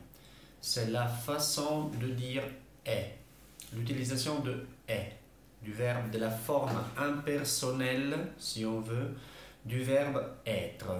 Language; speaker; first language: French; non-native, fluent; Italian